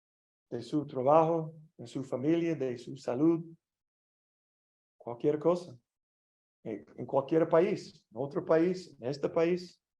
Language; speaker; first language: Spanish; non-native, learner; English